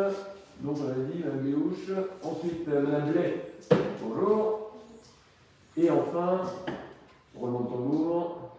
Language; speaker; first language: French; native; French